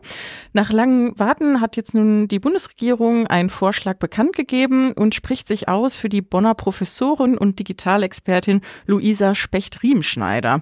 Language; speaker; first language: German; native; German